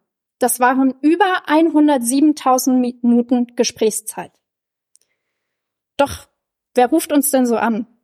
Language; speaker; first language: German; native; German